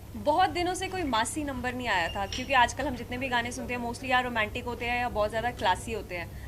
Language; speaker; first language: Hindi; non-native, local second language; Punjabi